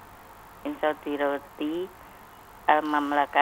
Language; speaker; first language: Arabic; non-native, learner; Indonesian